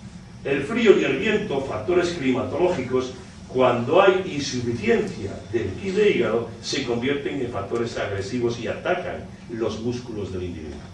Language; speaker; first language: Spanish; native; Spanish